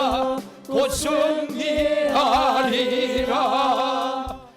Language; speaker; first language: Korean; native; Korean